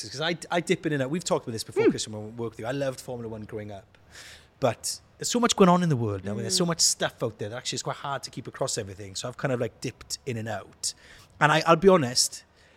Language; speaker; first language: English; native; English